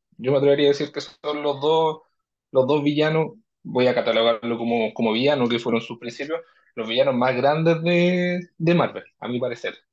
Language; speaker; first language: Spanish; native; Spanish